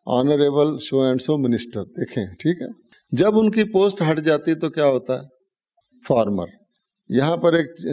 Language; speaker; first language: Hindi; native; Hindi